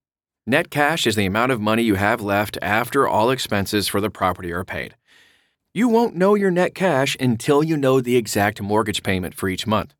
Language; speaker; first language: English; native; English